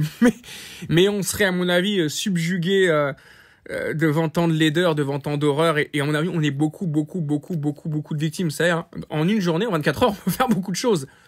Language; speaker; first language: French; native; French